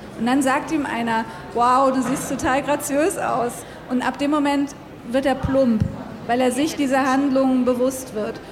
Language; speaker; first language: German; native; German